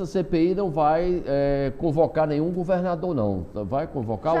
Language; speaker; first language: Portuguese; native; Portuguese